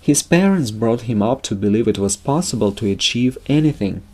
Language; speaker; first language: English; non-native, fluent; Russian